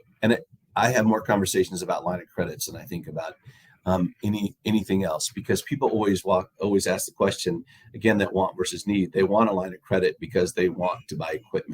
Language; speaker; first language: English; native; English